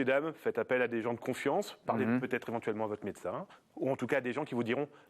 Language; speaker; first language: French; native; French